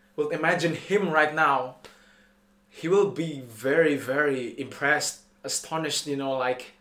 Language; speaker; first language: English; non-native, fluent; Indonesian